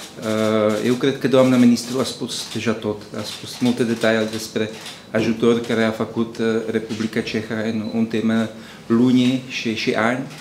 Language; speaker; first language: Romanian; non-native, learner; Czech